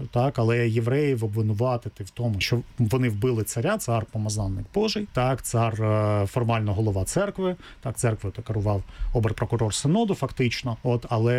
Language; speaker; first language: Ukrainian; native; Ukrainian